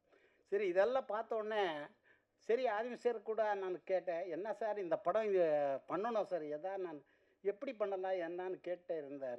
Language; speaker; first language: Tamil; non-native, learner; Malayalam